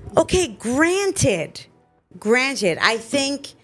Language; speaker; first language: English; native; English